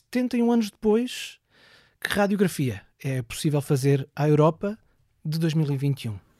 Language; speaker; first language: Portuguese; native; Portuguese